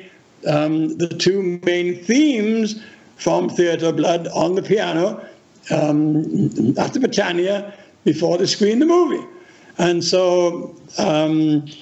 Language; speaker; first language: English; native; English